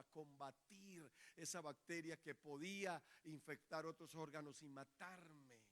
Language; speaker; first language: Spanish; native; Spanish